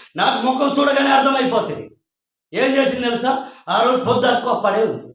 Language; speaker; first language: Telugu; non-native, local second language; Koya